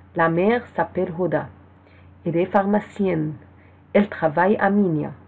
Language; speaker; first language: French; non-native, fluent; Arabic